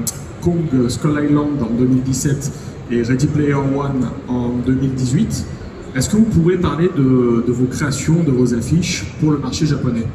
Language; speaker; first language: French; native; French